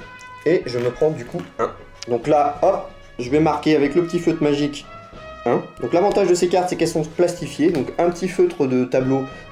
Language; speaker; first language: French; native; French